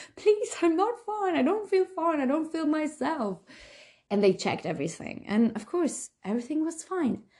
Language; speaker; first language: English; non-native, fluent; Slovenian